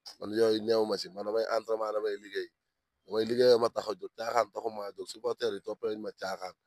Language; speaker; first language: Wolof; native; Wolof